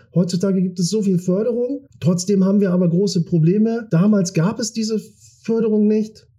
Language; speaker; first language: German; early bilingual, other home language; Turkish